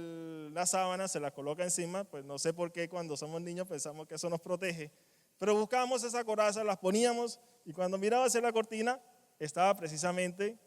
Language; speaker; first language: Spanish; native; Spanish